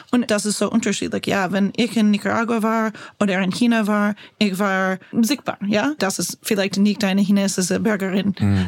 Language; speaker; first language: German; non-native, learner; English